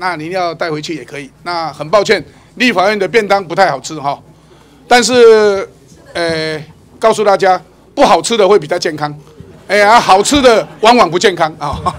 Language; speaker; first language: Chinese; native; Chinese